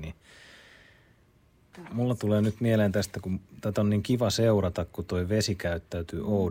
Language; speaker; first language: Finnish; native; Finnish